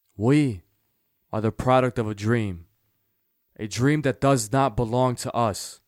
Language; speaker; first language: English; native; English